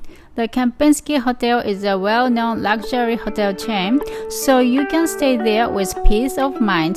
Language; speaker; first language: English; non-native, learner; Japanese